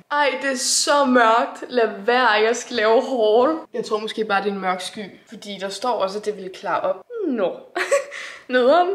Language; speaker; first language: Danish; native; Danish